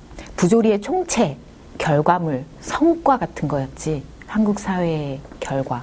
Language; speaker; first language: Korean; native; Korean